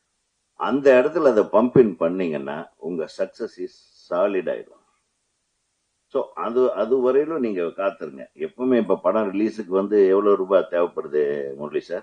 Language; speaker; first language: Tamil; native; Tamil